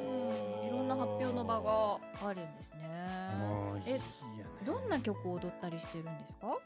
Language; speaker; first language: Japanese; native; Japanese